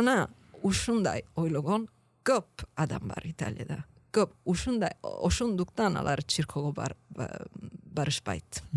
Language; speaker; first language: Kyrgyz; non-native, learner; Italian